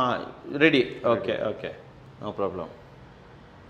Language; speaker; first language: Kannada; native; Kannada